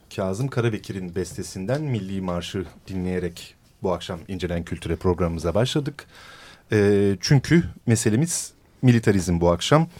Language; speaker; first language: Turkish; native; Turkish